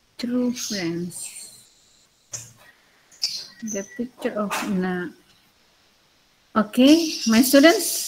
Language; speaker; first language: English; non-native, learner; Indonesian